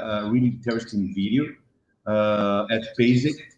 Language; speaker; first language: English; non-native, learner; Portuguese